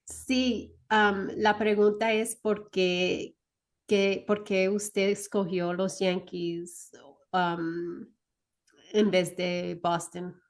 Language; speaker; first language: Spanish; early bilingual, heritage; Spanish